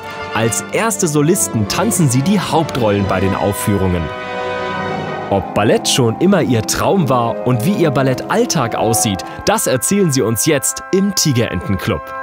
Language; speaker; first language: German; native; German